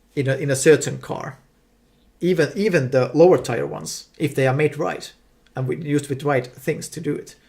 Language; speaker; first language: English; non-native, fluent; Finnish